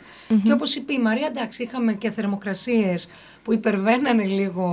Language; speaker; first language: Greek; early bilingual, heritage; Greek